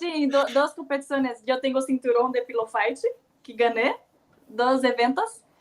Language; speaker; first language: Spanish; non-native, learner; Portuguese